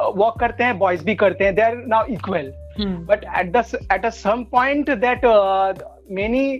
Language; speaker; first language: Hindi; non-native, local second language; Bangla